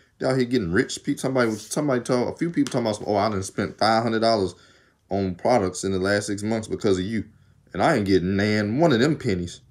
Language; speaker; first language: English; native; English